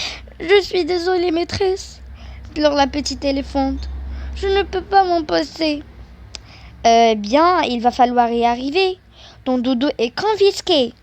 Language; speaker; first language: French; non-native, local second language; Arabic